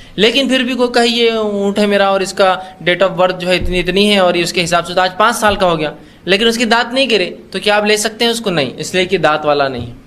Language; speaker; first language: Urdu; native; Urdu